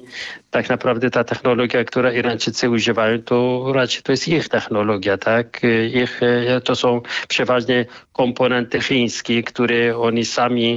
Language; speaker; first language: Polish; non-native, fluent; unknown